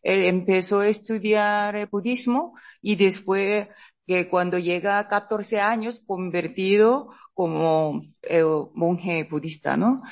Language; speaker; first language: Spanish; non-native, learner; Korean